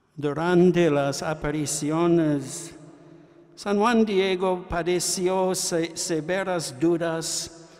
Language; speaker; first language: Spanish; non-native, fluent; English